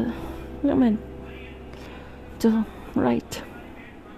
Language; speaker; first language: English; non-native, local second language; Hindi